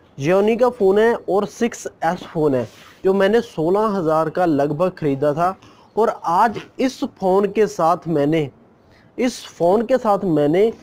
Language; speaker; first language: Hindi; non-native, local second language; Punjabi